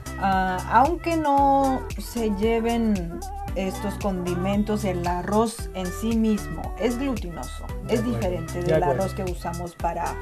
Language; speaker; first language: Spanish; non-native, fluent; Chinese